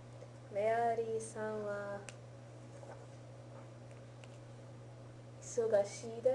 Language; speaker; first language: Japanese; non-native, learner; English